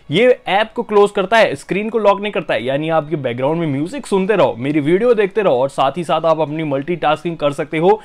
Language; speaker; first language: Hindi; native; Hindi